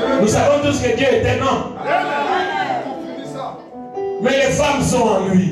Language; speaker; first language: French; non-native, local second language; Lingala